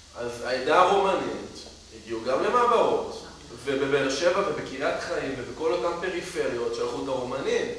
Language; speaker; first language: Hebrew; native; Hebrew